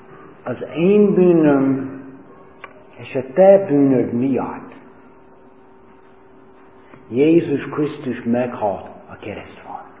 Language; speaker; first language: Hungarian; non-native, learner; English